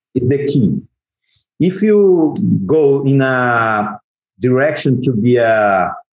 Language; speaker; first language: English; non-native, learner; Portuguese